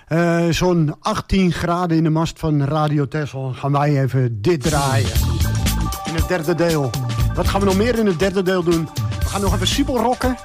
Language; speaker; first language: Dutch; native; Dutch